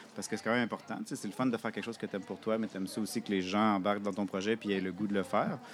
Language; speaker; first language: French; native; French